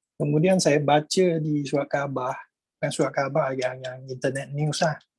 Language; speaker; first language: Malay; non-native, local second language; Chinese